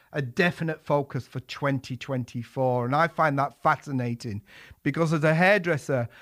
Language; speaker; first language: English; native; English